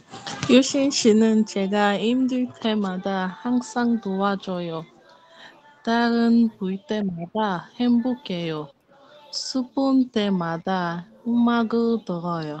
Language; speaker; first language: Korean; non-native, learner; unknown